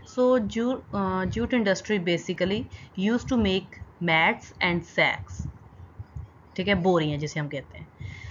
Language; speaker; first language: Hindi; non-native, local second language; Punjabi